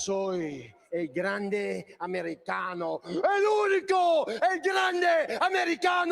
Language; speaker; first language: Spanish; non-native, learner; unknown